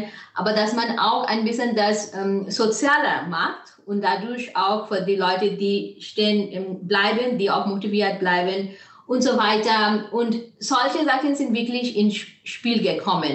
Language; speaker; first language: German; non-native, fluent; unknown